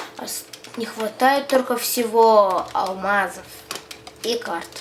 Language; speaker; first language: Russian; native; Russian